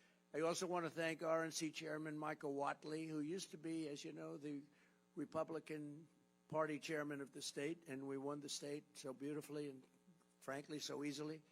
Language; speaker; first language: English; native; English